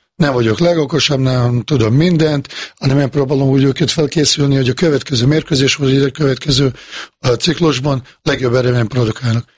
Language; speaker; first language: Hungarian; non-native, fluent; Bosnian